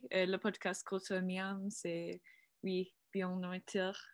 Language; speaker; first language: French; non-native, learner; English